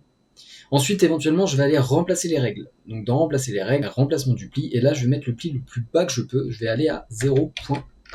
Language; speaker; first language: French; native; French